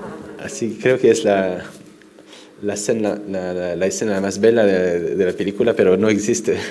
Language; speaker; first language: Spanish; non-native, fluent; French